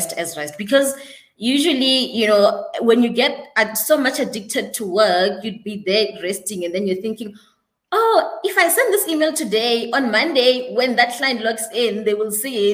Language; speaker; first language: English; non-native, local second language; Northern Sotho